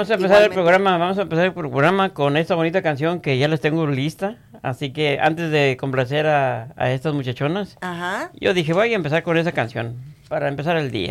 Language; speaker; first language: Spanish; native; Spanish